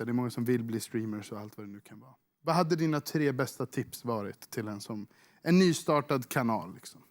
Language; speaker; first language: Swedish; native; Swedish